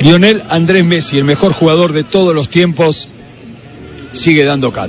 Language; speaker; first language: Spanish; native; Spanish